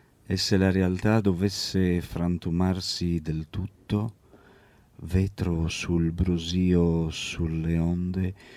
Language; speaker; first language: Italian; native; Italian